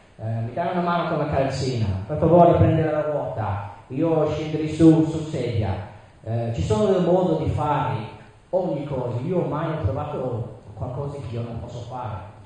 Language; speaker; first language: Italian; non-native, learner; English